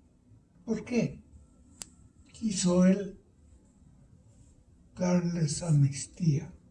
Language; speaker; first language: Spanish; early bilingual, heritage; Spanish